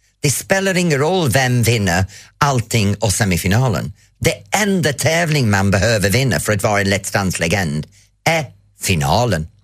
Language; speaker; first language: Swedish; non-native, fluent; English